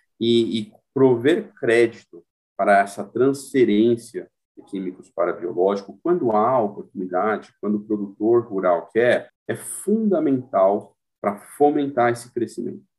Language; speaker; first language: Portuguese; native; Portuguese